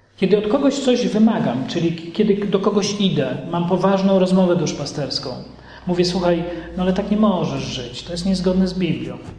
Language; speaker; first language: Polish; native; Polish